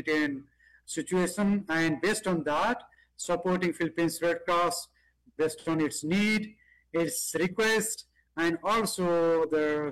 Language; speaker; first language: English; non-native, local second language; Nepali